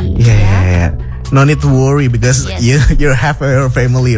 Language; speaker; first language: English; non-native, learner; Indonesian